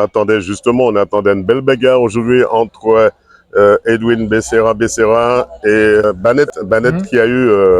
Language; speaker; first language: French; native; French